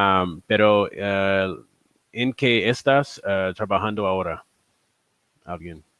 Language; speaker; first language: Spanish; non-native, learner; English